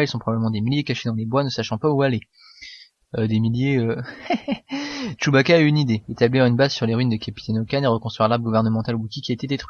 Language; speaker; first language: French; native; French